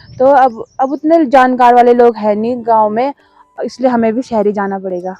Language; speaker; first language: Hindi; native; Hindi